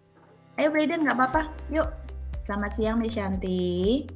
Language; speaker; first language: Indonesian; native; Indonesian